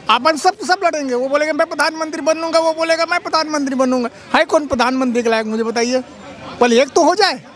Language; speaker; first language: Hindi; native; Hindi